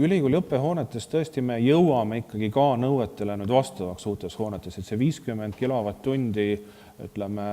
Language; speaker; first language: Estonian; native; Estonian